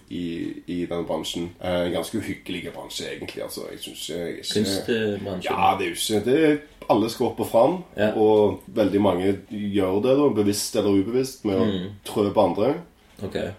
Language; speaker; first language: Norwegian; native; Norwegian